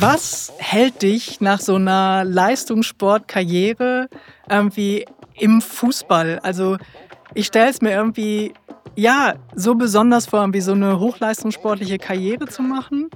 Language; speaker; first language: German; native; German